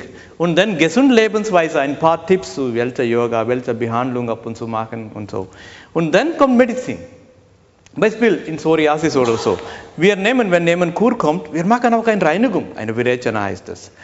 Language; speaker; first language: German; non-native, learner; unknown